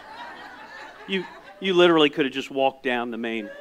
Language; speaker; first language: English; native; English